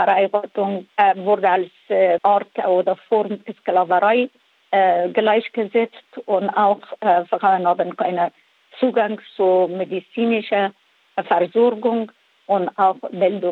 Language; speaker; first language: German; non-native, fluent; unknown